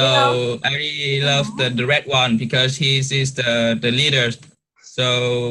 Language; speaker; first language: English; non-native, learner; Vietnamese